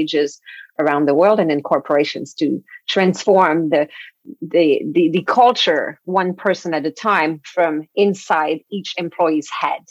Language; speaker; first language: English; non-native, fluent; French